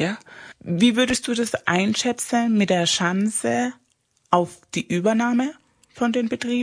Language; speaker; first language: German; non-native, fluent; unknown